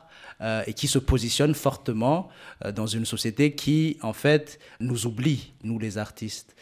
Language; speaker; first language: French; non-native, local second language; Malagasy